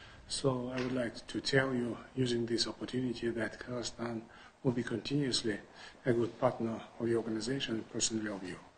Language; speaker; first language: English; non-native, fluent; Kazakh